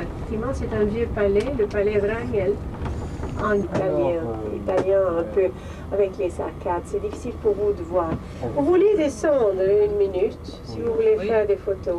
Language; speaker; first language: French; non-native, fluent; Swedish